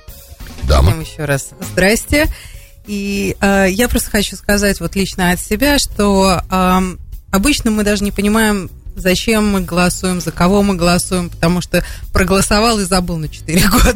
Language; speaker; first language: Russian; native; Russian